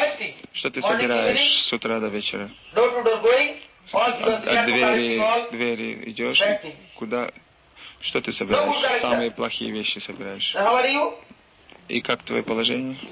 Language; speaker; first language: Russian; non-native, learner; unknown